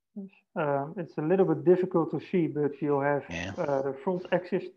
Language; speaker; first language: English; non-native, fluent; Dutch